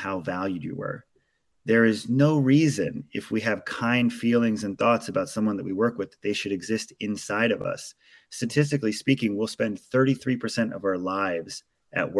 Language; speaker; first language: English; native; English